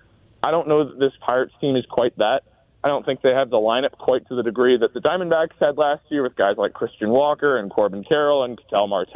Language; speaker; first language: English; native; English